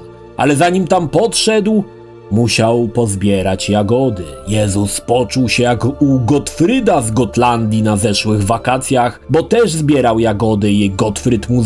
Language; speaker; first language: Polish; native; Polish